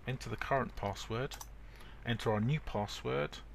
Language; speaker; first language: English; native; English